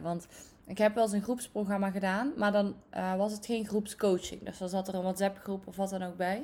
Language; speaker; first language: Dutch; native; Dutch